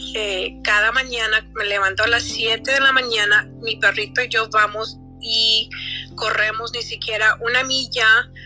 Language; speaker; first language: Spanish; early bilingual, heritage; Spanish